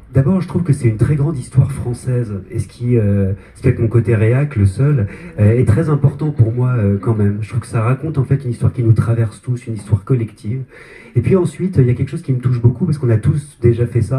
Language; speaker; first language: French; native; French